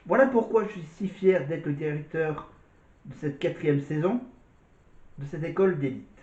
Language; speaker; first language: French; native; French